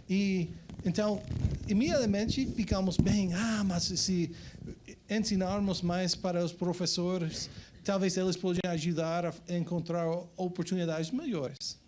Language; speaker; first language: Portuguese; non-native, fluent; English